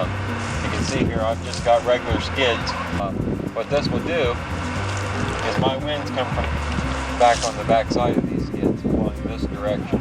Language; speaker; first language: English; native; English